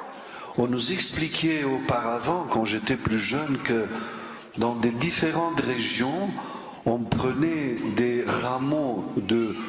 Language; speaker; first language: French; non-native, fluent; Romanian